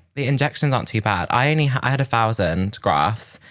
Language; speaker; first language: English; native; English